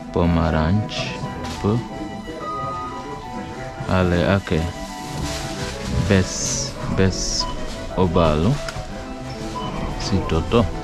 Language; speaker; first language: Slovak; non-native, learner; English